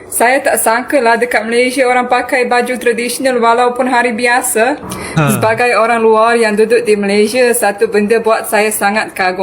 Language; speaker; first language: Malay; non-native, fluent; Bosnian